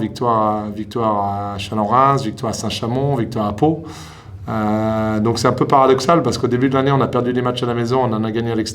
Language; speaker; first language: French; native; French